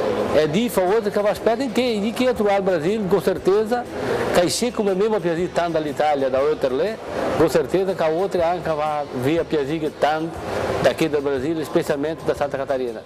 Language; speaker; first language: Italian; early bilingual, heritage; Portuguese